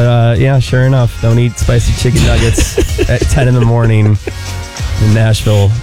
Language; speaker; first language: English; native; English